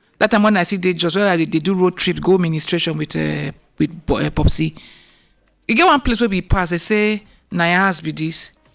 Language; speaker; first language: Nigerian Pidgin; non-native, local second language; Yoruba